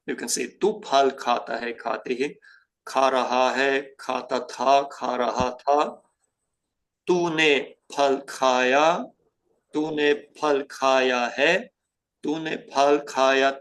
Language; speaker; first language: Hindi; non-native, fluent; Ukrainian